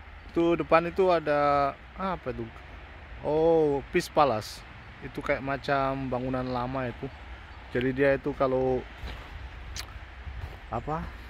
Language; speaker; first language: Indonesian; non-native, local second language; Javanese